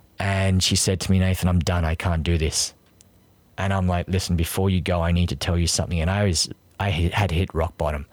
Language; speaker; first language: English; native; English